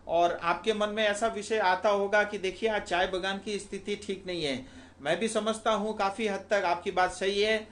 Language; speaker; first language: Hindi; non-native, local second language; Nepali